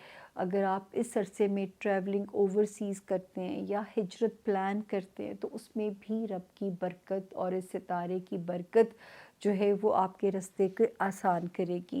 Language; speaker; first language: Urdu; native; Urdu